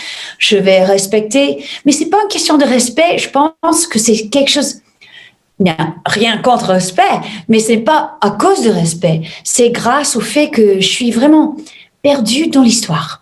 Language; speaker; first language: French; non-native, fluent; English